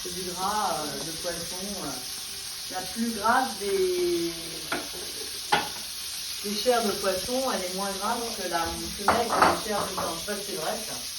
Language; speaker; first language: French; native; French